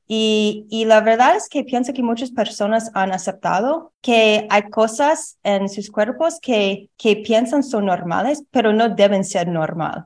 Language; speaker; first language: Spanish; non-native, learner; English